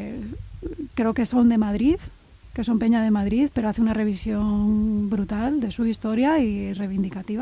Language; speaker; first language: Spanish; native; Spanish